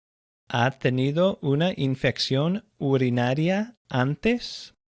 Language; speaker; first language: Spanish; non-native, fluent; English